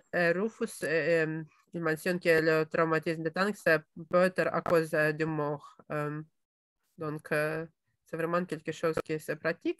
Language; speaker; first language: French; non-native, fluent; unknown